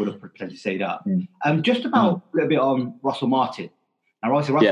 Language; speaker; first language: English; native; English